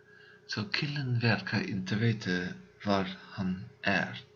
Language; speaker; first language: Swedish; non-native, learner; Dutch